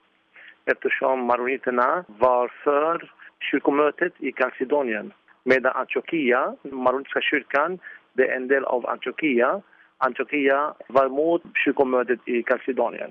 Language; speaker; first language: Swedish; non-native, fluent; Arabic